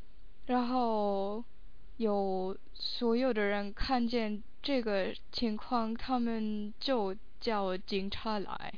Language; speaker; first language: Chinese; non-native, fluent; English